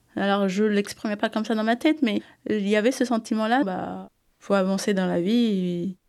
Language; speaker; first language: French; early bilingual, other home language; Amharic